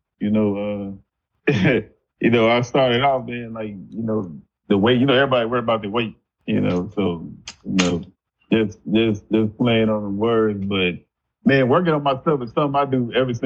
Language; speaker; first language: English; native; English